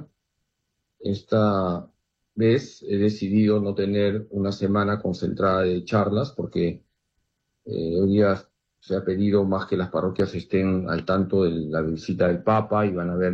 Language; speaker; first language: Spanish; native; Spanish